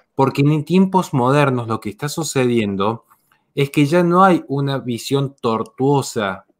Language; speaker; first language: Spanish; native; Spanish